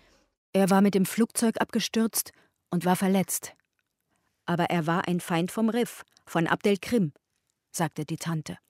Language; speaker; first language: German; native; German